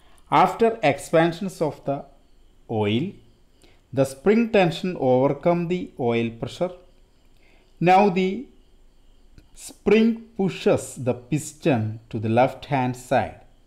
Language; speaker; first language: English; non-native, local second language; Malayalam